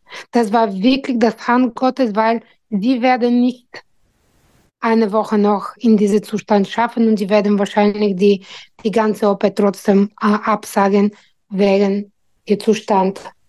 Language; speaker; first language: German; non-native, fluent; Bulgarian